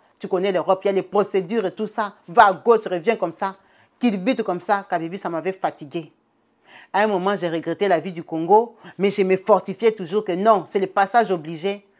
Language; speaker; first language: French; non-native, local second language; Lingala